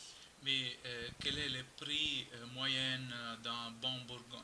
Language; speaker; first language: French; non-native, learner; Italian